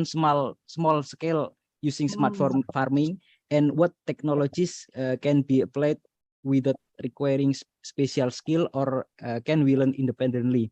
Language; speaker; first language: English; non-native, learner; Indonesian